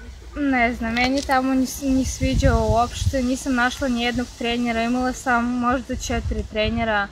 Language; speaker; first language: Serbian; non-native, learner; Belarusian